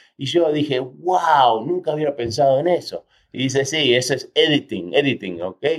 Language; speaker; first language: Spanish; early bilingual, heritage; Spanish